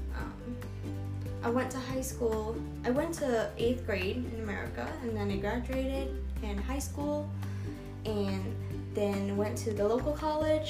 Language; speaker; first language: English; non-native, fluent; Vietnamese